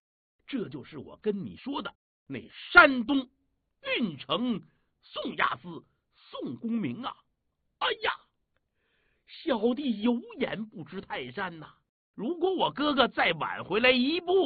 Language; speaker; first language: Chinese; native; Chinese